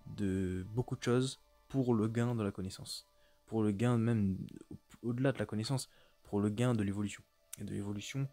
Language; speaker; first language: French; native; French